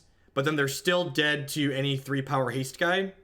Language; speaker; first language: English; native; English